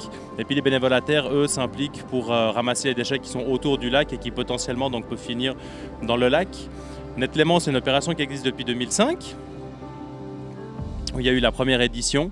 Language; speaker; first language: French; native; French